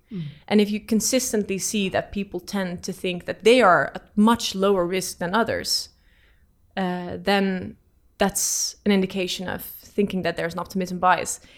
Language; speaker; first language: English; non-native, fluent; Dutch